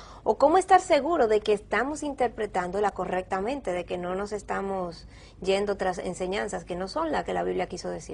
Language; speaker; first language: Spanish; native; Spanish